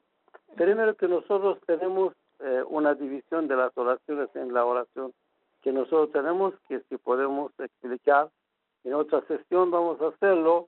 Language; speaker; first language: Spanish; non-native, fluent; Persian